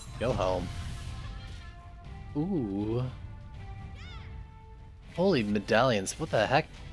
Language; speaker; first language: English; native; English